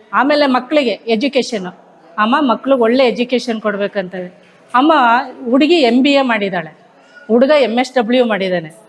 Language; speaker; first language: Kannada; native; Kannada